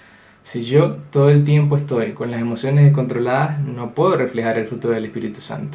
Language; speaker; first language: Spanish; native; Spanish